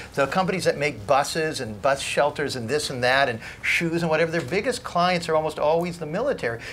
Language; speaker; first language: English; native; English